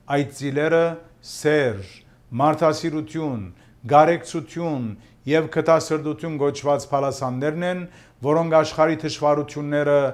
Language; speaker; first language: Armenian; early bilingual, heritage; Armenian